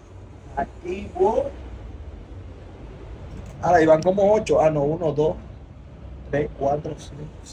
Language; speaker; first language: Spanish; native; Spanish